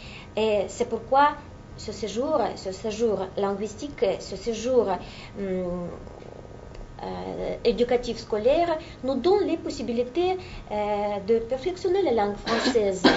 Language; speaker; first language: French; non-native, fluent; Russian